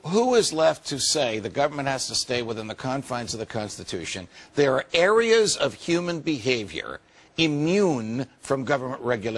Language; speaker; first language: English; native; English